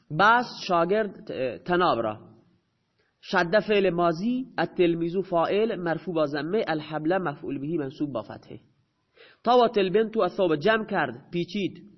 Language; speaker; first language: Persian; non-native, local second language; Baluchi